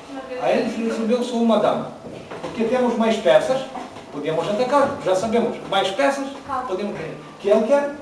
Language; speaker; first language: Portuguese; non-native, learner; Ukrainian